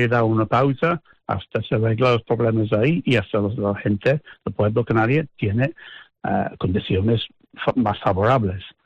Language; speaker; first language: Spanish; non-native, fluent; English